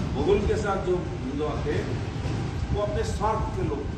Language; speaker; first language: Hindi; non-native, local second language; Kannada